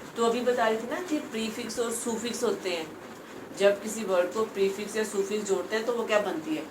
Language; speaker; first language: Hindi; non-native, local second language; Punjabi